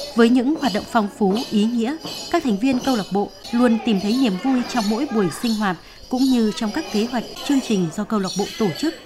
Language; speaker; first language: Vietnamese; native; Vietnamese